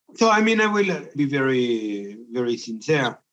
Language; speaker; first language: English; non-native, fluent; French